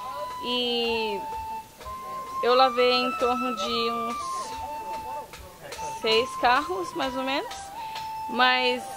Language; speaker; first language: Portuguese; early bilingual, heritage; Portuguese